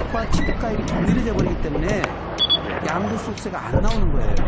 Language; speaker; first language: Korean; native; Korean